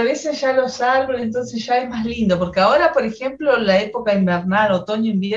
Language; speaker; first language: Spanish; native; Spanish